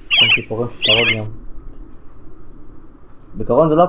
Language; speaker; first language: Hebrew; native; Hebrew